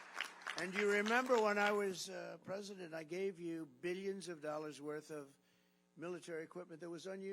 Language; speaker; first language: English; native; English